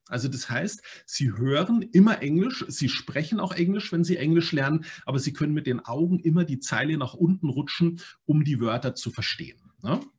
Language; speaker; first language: German; native; German